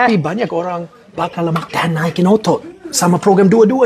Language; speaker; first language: Indonesian; non-native, learner; English